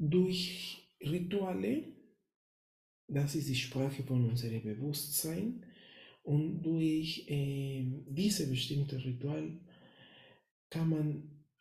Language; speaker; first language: German; non-native, fluent; Spanish